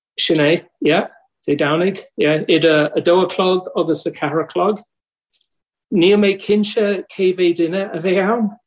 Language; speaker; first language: Irish; non-native, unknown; English